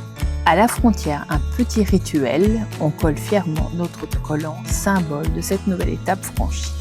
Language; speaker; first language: French; native; French